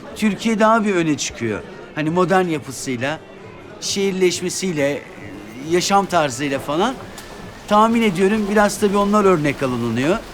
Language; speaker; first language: Turkish; native; Turkish